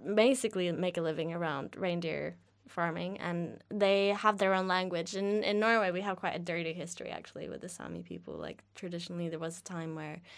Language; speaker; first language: English; non-native, fluent; Norwegian